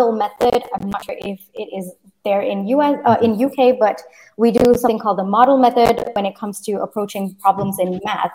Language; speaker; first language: English; early bilingual, other home language; Kannada